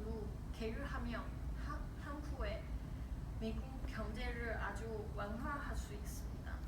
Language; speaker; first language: Korean; non-native, learner; Chinese